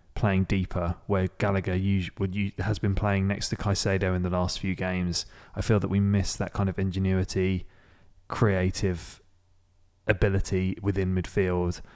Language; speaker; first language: English; native; English